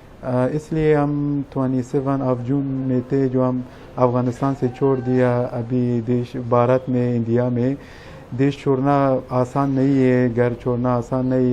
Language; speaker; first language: Hindi; non-native, learner; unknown